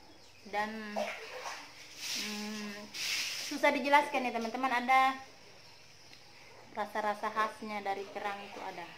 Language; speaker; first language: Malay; non-native, local second language; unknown